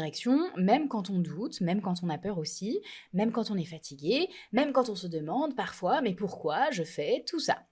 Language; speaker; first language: French; native; French